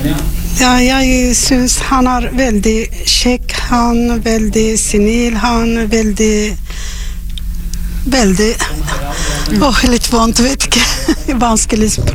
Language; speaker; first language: Norwegian; non-native, learner; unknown